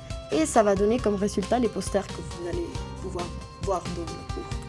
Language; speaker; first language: French; non-native, fluent; Spanish